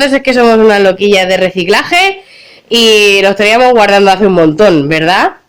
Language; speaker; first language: Spanish; native; Spanish